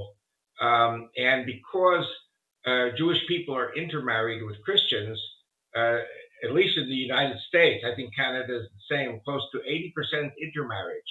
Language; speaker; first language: English; early bilingual, other home language; Spanish